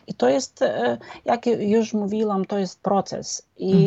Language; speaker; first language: Polish; non-native, fluent; Ukrainian